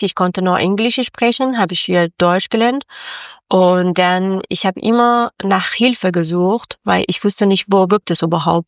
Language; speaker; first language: German; non-native, learner; Persian